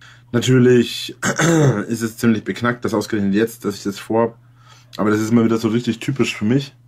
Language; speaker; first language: German; native; German